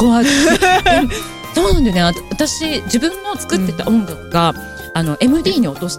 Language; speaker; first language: Japanese; native; Japanese